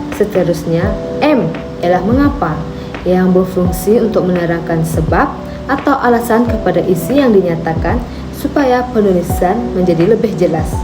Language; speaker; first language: Malay; non-native, local second language; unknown